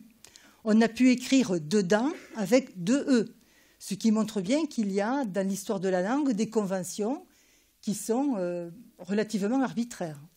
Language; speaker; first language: French; native; French